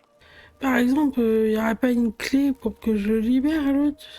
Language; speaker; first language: French; native; French